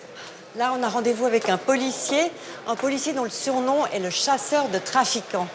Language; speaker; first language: French; native; French